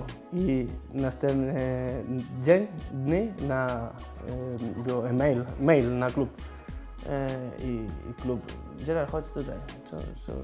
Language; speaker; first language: Polish; non-native, learner; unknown